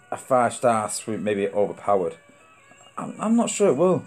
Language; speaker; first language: English; native; English